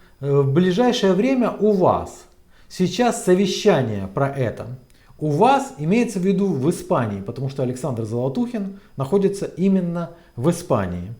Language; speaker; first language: Russian; native; Russian